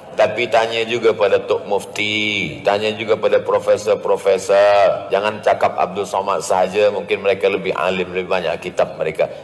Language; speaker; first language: Malay; native; Malay